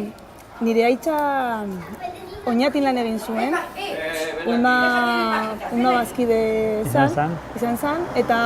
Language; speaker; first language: Basque; non-native, learner; Spanish